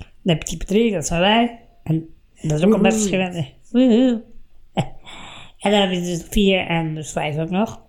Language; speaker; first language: Dutch; native; Dutch